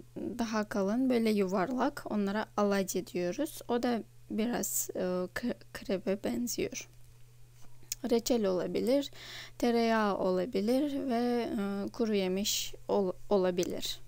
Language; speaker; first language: Turkish; non-native, fluent; Russian